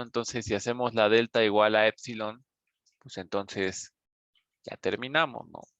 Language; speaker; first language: Spanish; native; Spanish